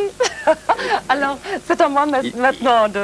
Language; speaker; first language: French; non-native, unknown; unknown